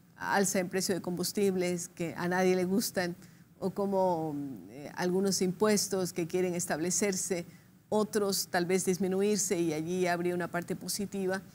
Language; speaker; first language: Spanish; native; Spanish